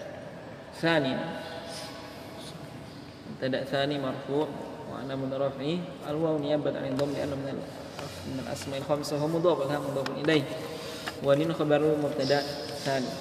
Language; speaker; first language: Arabic; non-native, fluent; Indonesian